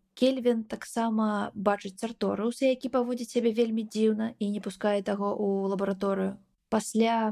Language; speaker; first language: Belarusian; non-native, local second language; Russian